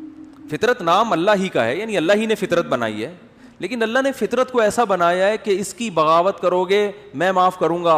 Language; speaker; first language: Urdu; native; Urdu